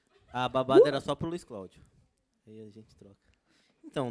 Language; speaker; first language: Portuguese; native; Portuguese